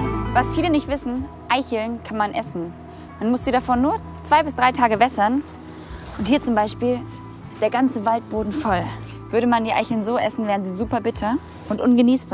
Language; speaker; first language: German; native; German